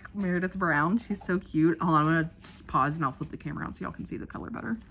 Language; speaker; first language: English; native; English